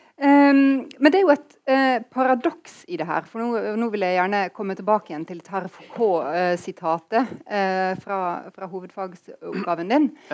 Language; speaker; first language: Norwegian; native; Norwegian